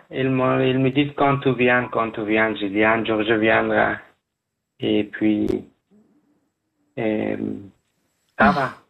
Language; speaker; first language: French; non-native, learner; Persian